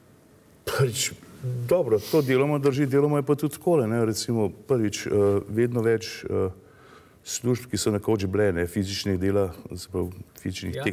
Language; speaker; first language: Slovenian; native; Slovenian